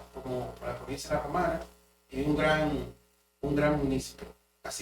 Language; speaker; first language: Spanish; native; Spanish